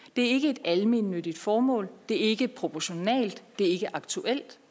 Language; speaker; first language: Danish; native; Danish